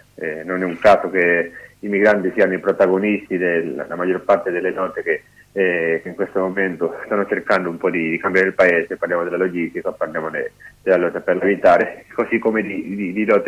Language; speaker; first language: Italian; non-native, fluent; Spanish